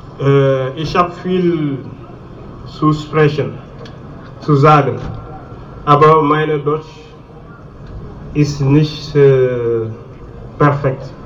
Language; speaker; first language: German; non-native, learner; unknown